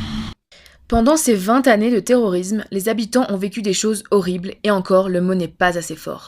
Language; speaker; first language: French; native; French